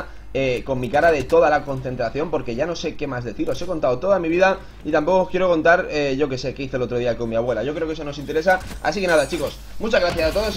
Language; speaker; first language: Spanish; native; Spanish